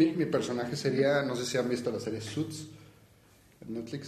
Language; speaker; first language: Spanish; native; Spanish